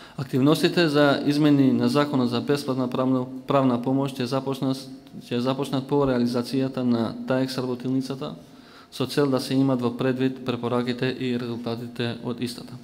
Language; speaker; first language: Macedonian; native; Macedonian